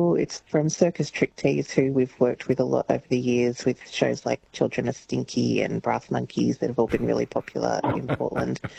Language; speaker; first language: English; native; English